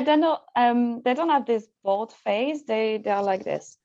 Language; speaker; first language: English; non-native, fluent; French